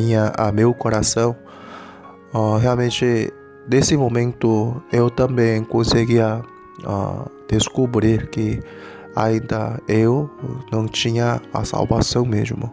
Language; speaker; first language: Portuguese; non-native, learner; Korean